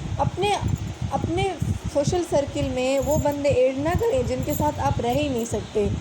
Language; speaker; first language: Urdu; non-native, local second language; Sindhi